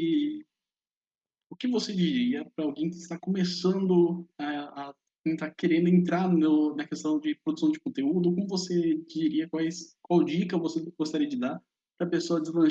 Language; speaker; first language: Portuguese; native; Portuguese